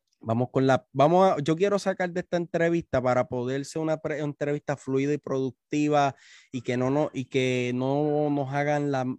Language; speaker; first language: Spanish; native; Spanish